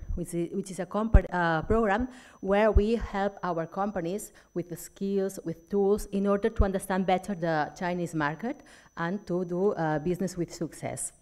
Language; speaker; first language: English; non-native, fluent; Catalan